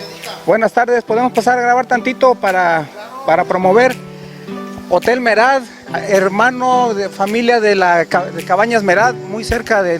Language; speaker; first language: Spanish; native; Spanish